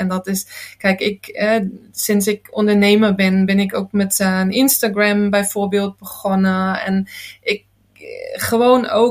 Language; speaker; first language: Dutch; non-native, fluent; German